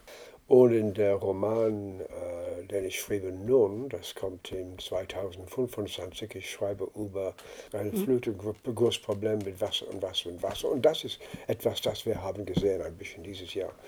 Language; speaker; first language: German; non-native, learner; English